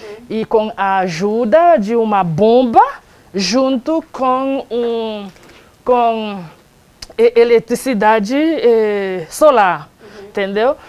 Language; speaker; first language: Portuguese; non-native, learner; Haitian Creole